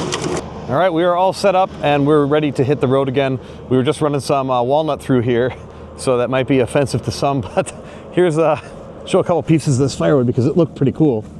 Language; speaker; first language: English; native; English